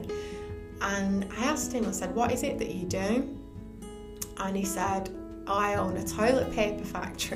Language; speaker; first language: English; native; English